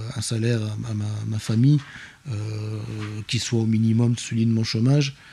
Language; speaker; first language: French; native; French